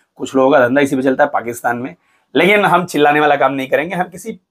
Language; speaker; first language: Hindi; native; Hindi